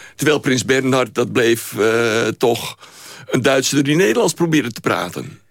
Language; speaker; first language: Dutch; native; Dutch